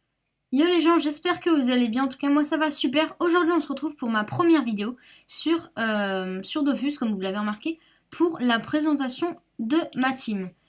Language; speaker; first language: French; native; French